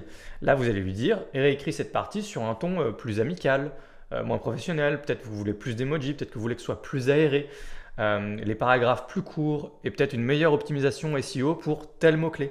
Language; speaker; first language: French; native; French